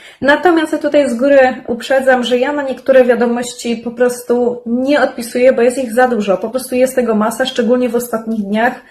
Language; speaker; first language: Polish; native; Polish